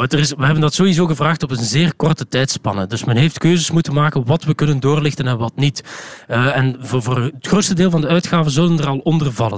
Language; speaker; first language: Dutch; native; Dutch